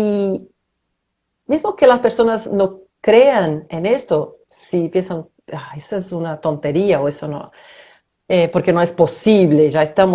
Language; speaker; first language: Spanish; non-native, fluent; Portuguese